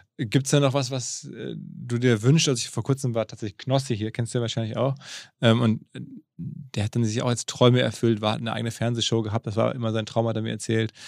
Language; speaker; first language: German; native; German